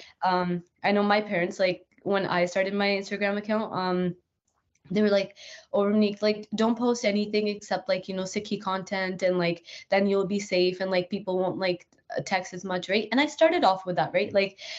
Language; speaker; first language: English; native; English